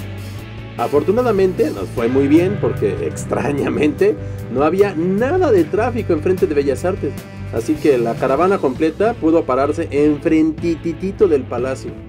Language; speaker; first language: Spanish; native; Spanish